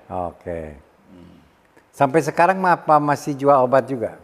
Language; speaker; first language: Indonesian; native; Indonesian